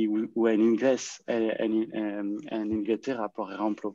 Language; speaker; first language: Spanish; non-native, learner; French